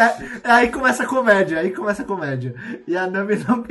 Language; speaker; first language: Portuguese; native; Portuguese